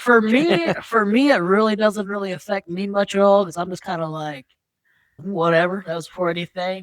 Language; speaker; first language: English; native; English